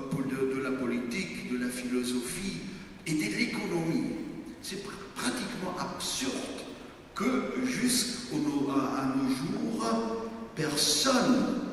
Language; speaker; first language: French; non-native, fluent; German